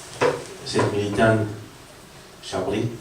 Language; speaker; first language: French; non-native, learner; Spanish